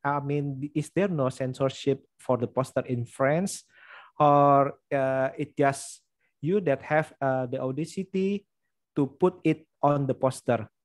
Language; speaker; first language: English; non-native, learner; Indonesian